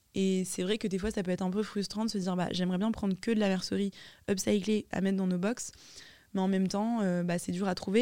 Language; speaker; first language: French; native; French